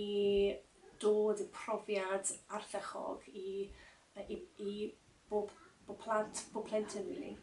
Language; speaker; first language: Welsh; non-native, learner; English